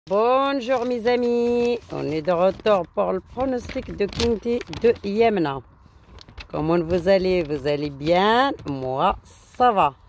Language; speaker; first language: French; non-native, learner; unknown